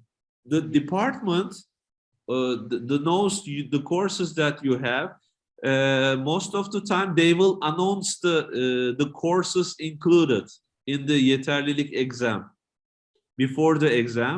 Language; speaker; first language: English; non-native, fluent; Turkish